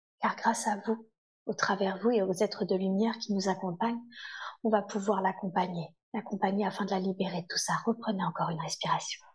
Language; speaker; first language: French; native; French